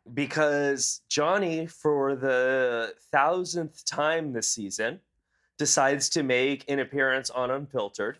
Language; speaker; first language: English; native; English